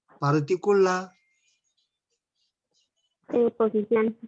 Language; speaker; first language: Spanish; non-native, learner; Korean